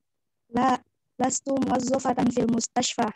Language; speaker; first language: Arabic; non-native, learner; Indonesian